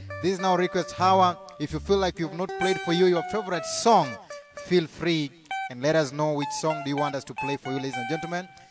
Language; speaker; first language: English; non-native, local second language; Luo (Kenya and Tanzania)